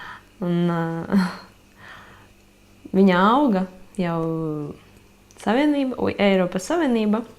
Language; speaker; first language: Latvian; non-native, local second language; Russian